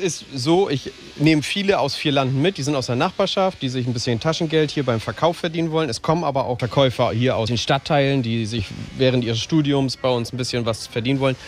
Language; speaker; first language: German; native; German